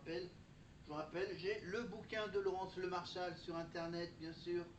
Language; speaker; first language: French; native; French